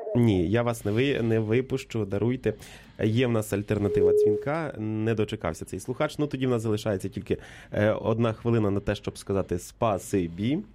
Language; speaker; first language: Ukrainian; native; Ukrainian